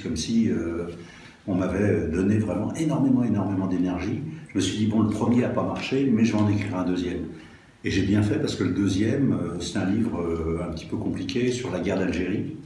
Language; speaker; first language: French; native; French